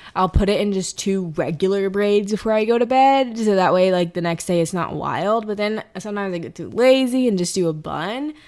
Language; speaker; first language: English; native; English